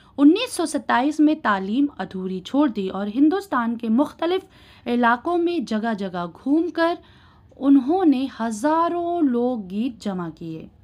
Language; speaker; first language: Urdu; native; Urdu